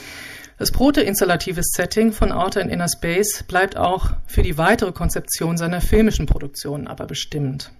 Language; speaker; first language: German; native; German